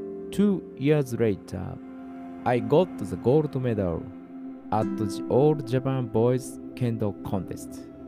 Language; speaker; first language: English; non-native, fluent; Japanese